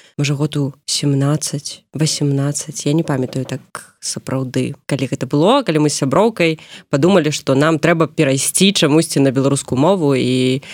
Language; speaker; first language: Belarusian; non-native, local second language; Russian